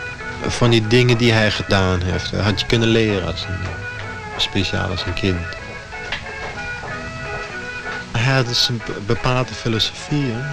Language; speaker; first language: Dutch; non-native, fluent; German